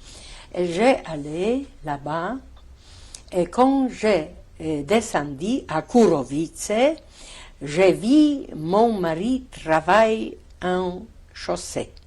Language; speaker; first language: French; non-native, learner; Polish